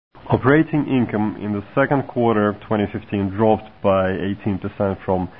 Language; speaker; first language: English; non-native, fluent; Russian